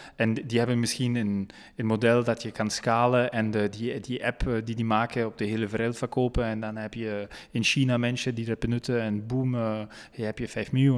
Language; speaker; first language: Dutch; non-native, local second language; French